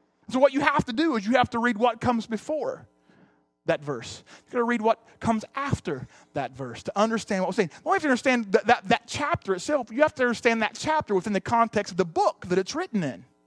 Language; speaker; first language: English; native; English